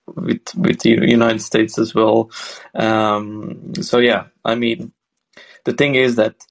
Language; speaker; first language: English; non-native, fluent; Swedish